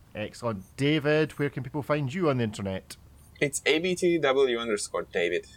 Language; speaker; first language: English; native; English